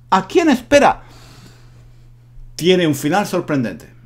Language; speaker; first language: Spanish; native; Spanish